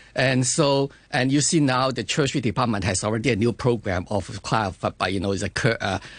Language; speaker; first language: English; non-native, fluent; Chinese